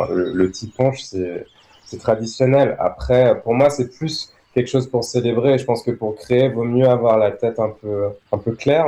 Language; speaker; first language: French; native; French